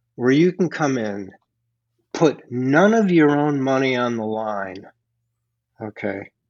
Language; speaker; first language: English; native; English